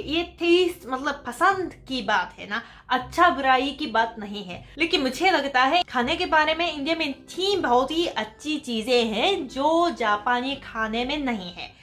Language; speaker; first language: Hindi; non-native, fluent; Japanese